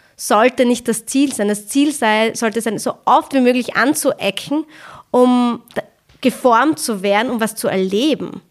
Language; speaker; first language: German; early bilingual, other home language; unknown